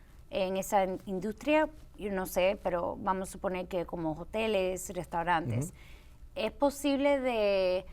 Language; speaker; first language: Spanish; early bilingual, heritage; Spanish